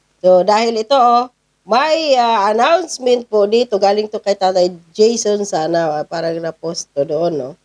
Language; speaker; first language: Filipino; non-native, local second language; Cebuano